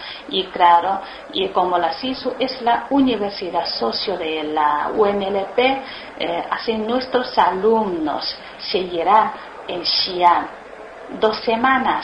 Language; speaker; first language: Spanish; non-native, learner; Chinese